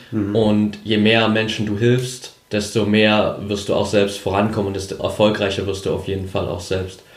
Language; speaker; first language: German; native; German